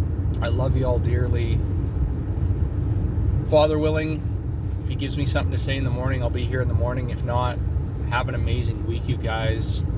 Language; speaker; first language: English; native; English